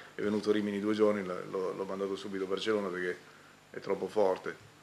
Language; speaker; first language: Italian; native; Italian